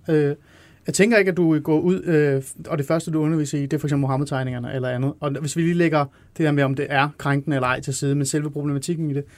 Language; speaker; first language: Danish; early bilingual, other home language; Persian